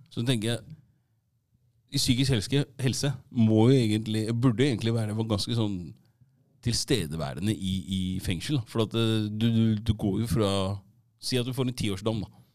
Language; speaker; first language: Norwegian; native; Norwegian